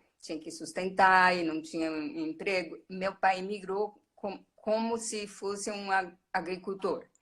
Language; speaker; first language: Portuguese; early bilingual, other home language; Japanese